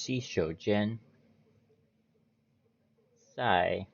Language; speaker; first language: Chinese; non-native, learner; English